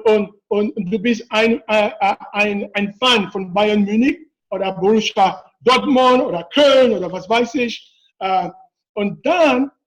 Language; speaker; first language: German; non-native, fluent; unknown